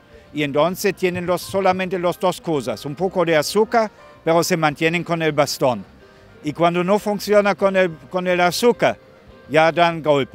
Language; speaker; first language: Spanish; non-native, fluent; German